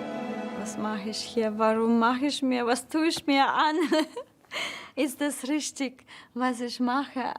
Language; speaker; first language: German; non-native, fluent; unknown